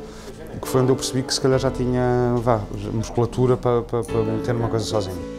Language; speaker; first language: Portuguese; native; Portuguese